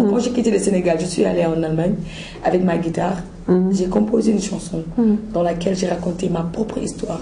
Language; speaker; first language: French; non-native, local second language; Jola-Fonyi